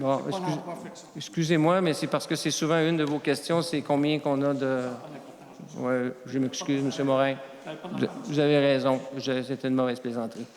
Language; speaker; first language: French; native; French